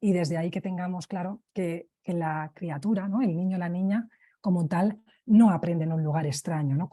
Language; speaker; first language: Spanish; native; Spanish